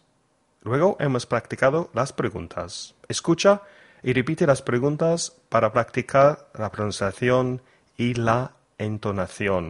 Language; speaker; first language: Spanish; non-native, fluent; English